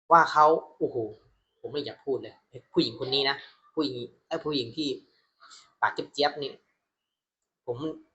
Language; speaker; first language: Thai; non-native, fluent; Burmese